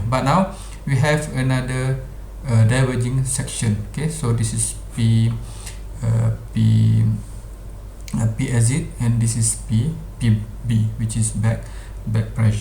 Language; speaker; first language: English; non-native, local second language; Malay